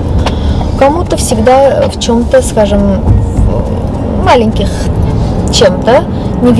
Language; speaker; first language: Russian; non-native, local second language; Armenian